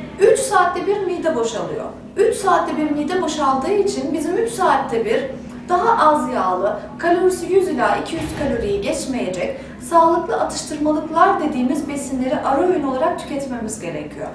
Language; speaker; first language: Turkish; native; Turkish